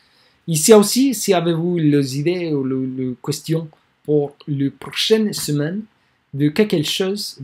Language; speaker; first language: French; non-native, learner; English